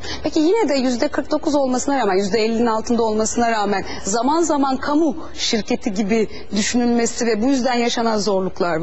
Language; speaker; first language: Turkish; native; Turkish